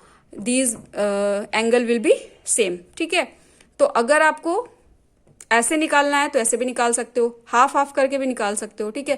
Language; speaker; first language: Hindi; native; Hindi